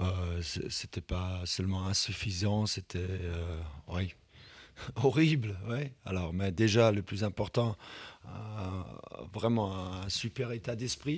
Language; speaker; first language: French; non-native, fluent; German